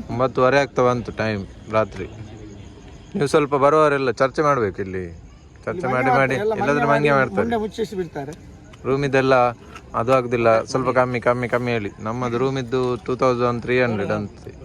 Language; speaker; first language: Kannada; non-native, local second language; Tulu